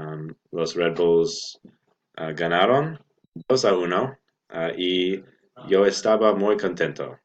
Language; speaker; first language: Spanish; non-native, learner; English